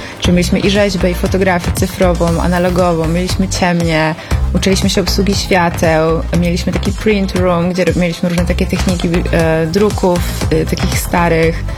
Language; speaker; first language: Polish; native; Polish